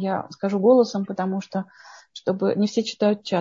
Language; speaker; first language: Russian; native; Russian